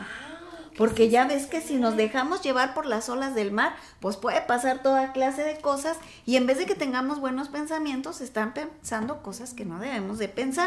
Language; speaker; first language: Spanish; native; Spanish